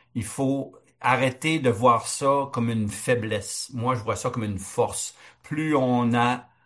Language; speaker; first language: French; native; French